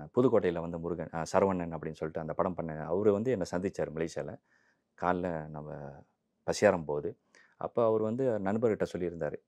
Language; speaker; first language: Tamil; early bilingual, heritage; Tamil